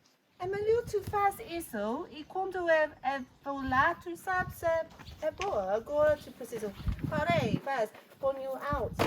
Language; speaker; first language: Portuguese; non-native, learner; English